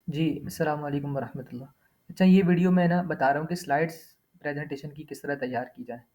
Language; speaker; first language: Urdu; native; Urdu